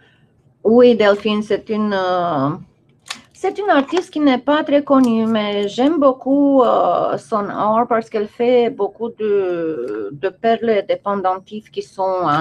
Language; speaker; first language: French; non-native, fluent; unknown